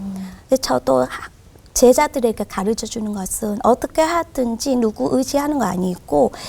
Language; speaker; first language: Korean; non-native, fluent; Vietnamese